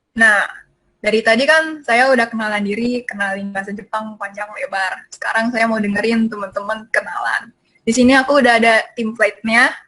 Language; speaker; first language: Indonesian; native; Indonesian